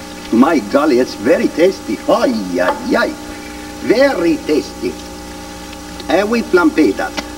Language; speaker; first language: English; non-native, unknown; Italian